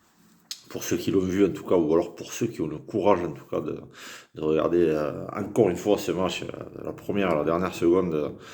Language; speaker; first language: French; native; French